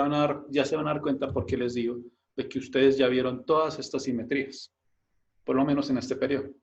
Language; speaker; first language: Spanish; native; Spanish